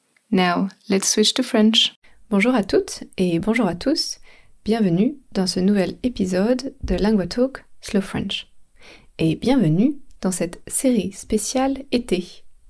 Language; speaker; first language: French; native; French